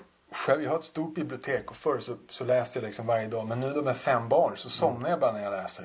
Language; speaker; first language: Swedish; native; Swedish